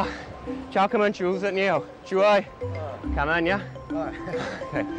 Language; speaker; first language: Vietnamese; non-native, learner; English